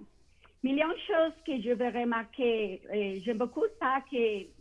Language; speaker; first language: French; non-native, fluent; Spanish